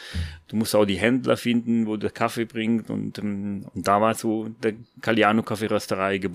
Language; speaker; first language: German; non-native, fluent; Italian